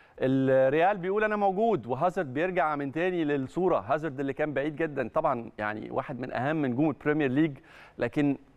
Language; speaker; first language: Arabic; native; Arabic